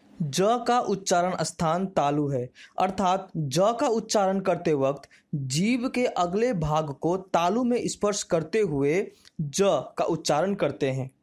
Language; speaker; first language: Hindi; native; Hindi